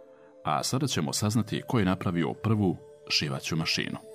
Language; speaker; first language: Croatian; native; Croatian